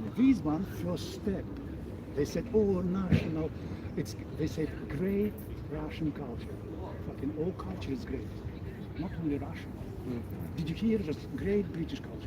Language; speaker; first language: English; non-native, learner; Ukrainian